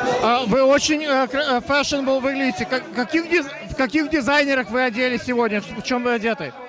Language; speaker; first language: Russian; native; Russian